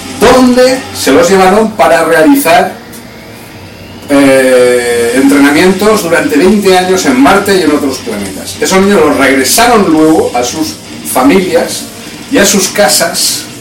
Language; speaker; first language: Spanish; native; Spanish